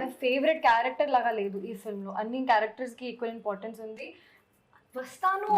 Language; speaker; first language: Telugu; non-native, fluent; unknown